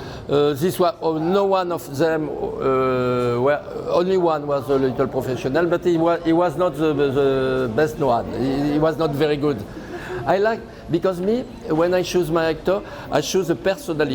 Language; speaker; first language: English; non-native, fluent; French